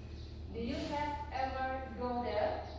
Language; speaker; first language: English; non-native, learner; Indonesian